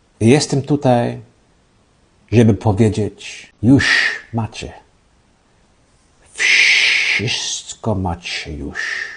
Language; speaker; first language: Polish; non-native, learner; English